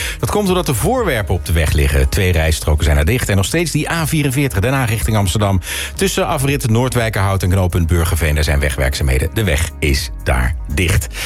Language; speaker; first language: Dutch; native; Dutch